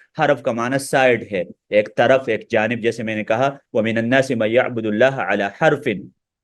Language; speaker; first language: Urdu; non-native, local second language; Pashto